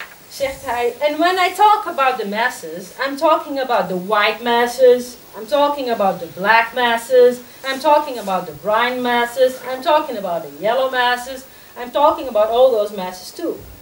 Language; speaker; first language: English; non-native, fluent; Dutch